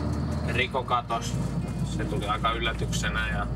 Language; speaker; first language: Finnish; native; Finnish